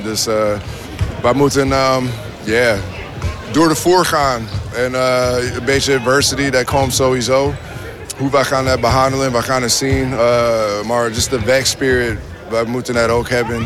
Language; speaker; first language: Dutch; non-native, learner; English